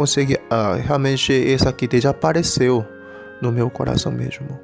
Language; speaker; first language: Portuguese; non-native, learner; Korean